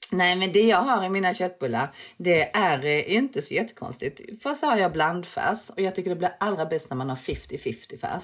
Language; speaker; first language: Swedish; early bilingual, other home language; Korean